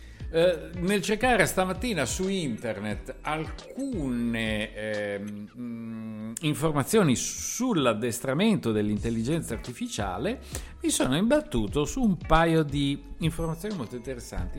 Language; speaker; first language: Italian; native; Italian